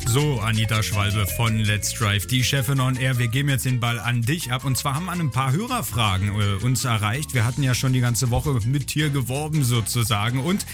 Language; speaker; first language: German; native; German